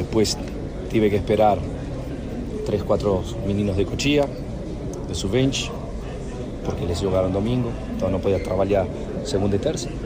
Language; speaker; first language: Portuguese; non-native, fluent; Spanish